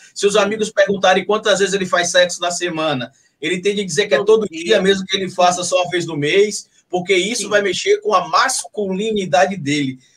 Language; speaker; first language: Portuguese; native; Portuguese